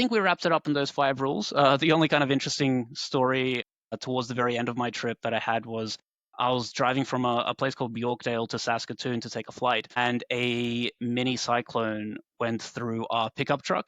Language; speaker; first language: English; native; English